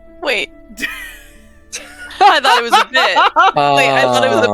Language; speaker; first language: English; native; English